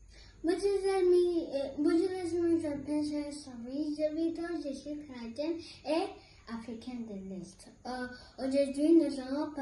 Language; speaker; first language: French; early bilingual, other home language; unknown